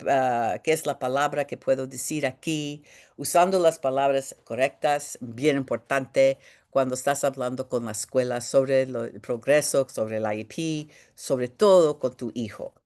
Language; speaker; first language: Spanish; early bilingual, heritage; Spanish